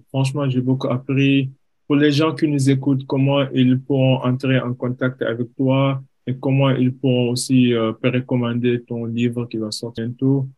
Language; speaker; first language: French; non-native, local second language; Wolof